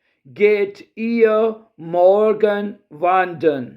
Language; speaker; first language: German; non-native, fluent; Urdu